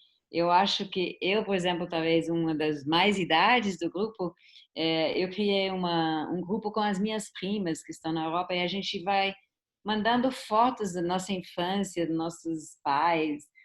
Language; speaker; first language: Portuguese; non-native, fluent; German